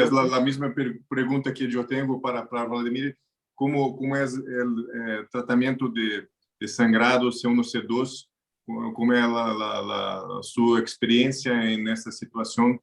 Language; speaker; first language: Spanish; non-native, learner; Portuguese